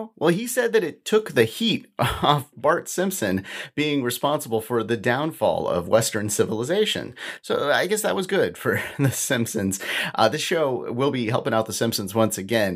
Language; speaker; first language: English; native; English